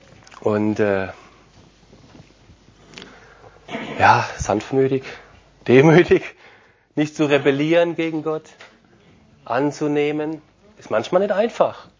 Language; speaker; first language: German; non-native, fluent; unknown